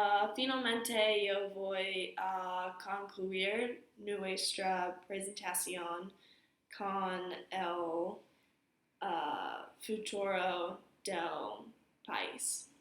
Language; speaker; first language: Spanish; non-native, learner; English